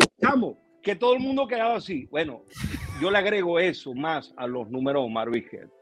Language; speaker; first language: Spanish; native; Spanish